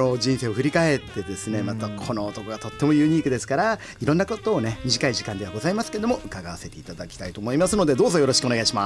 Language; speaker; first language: Japanese; native; Japanese